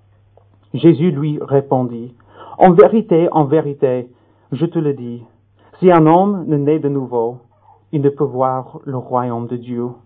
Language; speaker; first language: French; non-native, fluent; English